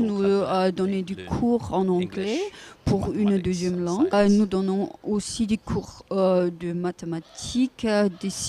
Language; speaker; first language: French; non-native, fluent; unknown